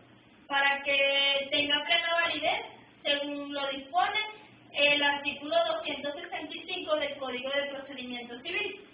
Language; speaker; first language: Spanish; native; Spanish